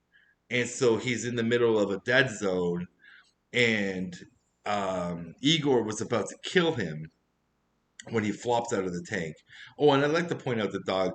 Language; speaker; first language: English; native; English